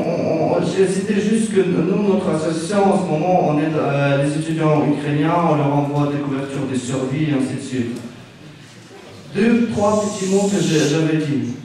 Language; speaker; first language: French; non-native, fluent; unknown